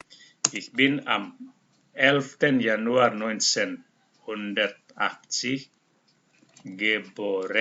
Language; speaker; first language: German; non-native, fluent; Indonesian